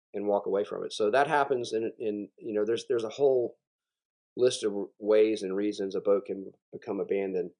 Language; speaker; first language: English; native; English